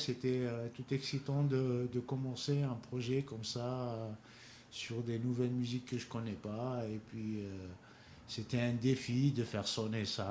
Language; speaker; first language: French; non-native, local second language; Kabyle